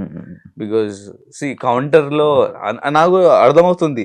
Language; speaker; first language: Telugu; non-native, learner; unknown